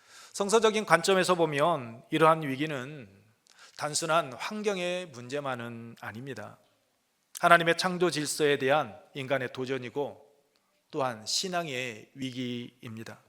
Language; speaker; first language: Korean; native; Korean